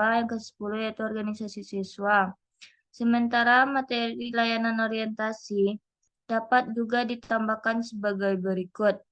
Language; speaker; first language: Indonesian; native; Indonesian